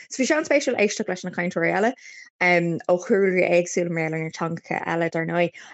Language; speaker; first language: Irish; non-native, local second language; English